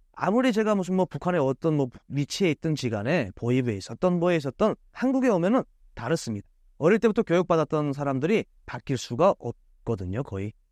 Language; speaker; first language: Korean; native; Korean